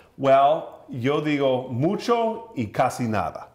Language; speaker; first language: Spanish; early bilingual, heritage; English